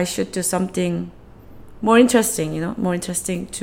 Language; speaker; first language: English; non-native, fluent; Korean